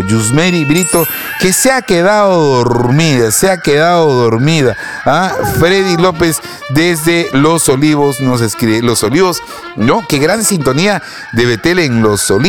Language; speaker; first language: Spanish; native; Spanish